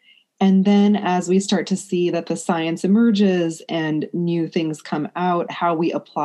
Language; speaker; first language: English; native; English